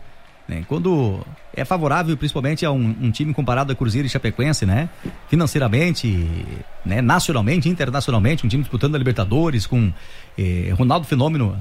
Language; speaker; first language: Portuguese; native; Portuguese